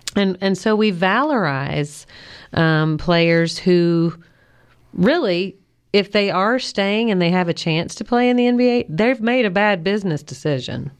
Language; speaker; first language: English; native; English